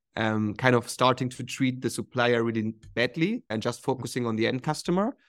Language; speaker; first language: English; non-native, fluent; German